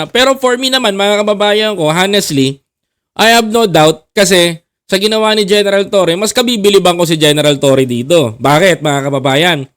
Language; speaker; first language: Filipino; native; Filipino